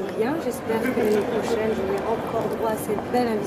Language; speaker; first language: French; native; French